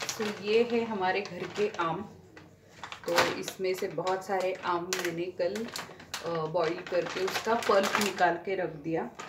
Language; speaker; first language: Hindi; non-native, local second language; Marathi